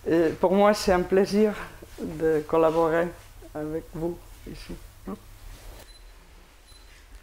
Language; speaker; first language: French; non-native, fluent; Spanish